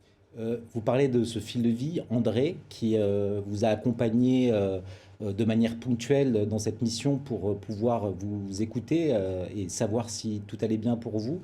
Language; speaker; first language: French; native; French